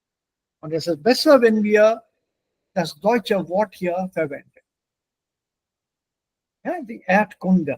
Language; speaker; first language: German; non-native, fluent; Hindi